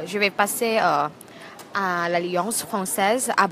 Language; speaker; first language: French; non-native, learner; Thai